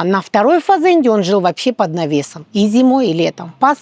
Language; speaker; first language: Russian; native; Russian